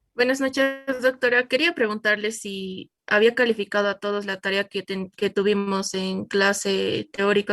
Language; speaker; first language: Spanish; native; Spanish